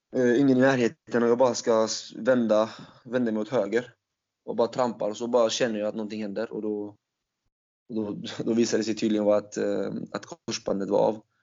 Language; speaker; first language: Swedish; early bilingual, other home language; Turkish